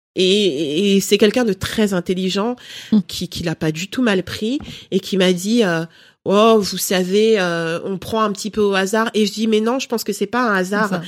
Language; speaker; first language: French; early bilingual, other home language; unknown